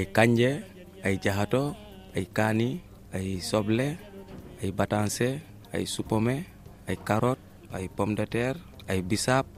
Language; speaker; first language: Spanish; non-native, learner; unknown